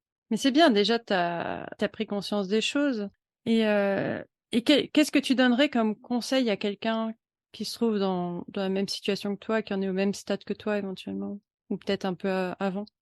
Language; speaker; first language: French; native; French